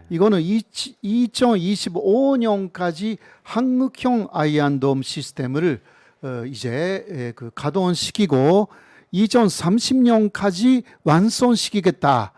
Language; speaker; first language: Korean; non-native, fluent; Japanese